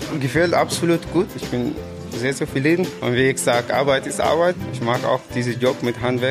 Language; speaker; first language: German; non-native, learner; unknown